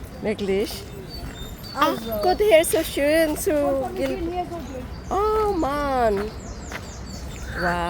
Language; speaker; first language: German; non-native, learner; Filipino